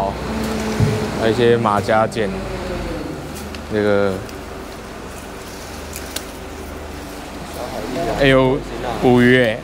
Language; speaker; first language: Chinese; native; Chinese